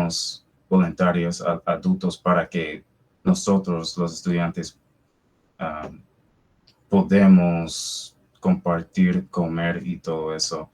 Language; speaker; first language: Spanish; non-native, fluent; English